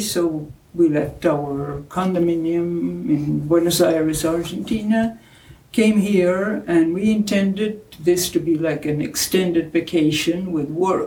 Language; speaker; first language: English; non-native, fluent; Spanish